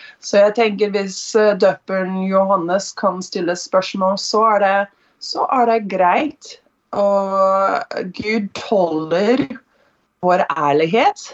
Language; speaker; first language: Norwegian; non-native, fluent; English